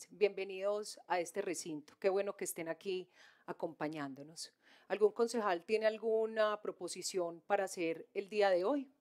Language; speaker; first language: Spanish; native; Spanish